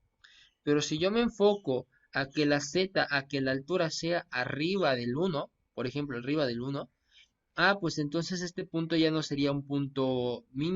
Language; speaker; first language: Spanish; native; Spanish